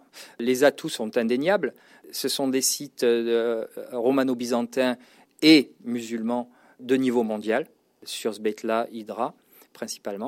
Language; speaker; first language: French; native; French